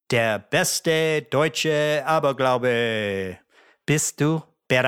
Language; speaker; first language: German; non-native, learner; English